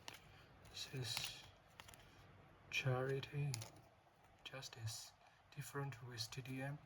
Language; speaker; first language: English; non-native, learner; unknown